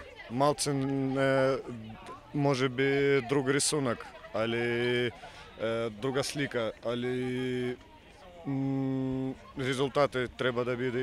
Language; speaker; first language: Macedonian; non-native, fluent; Russian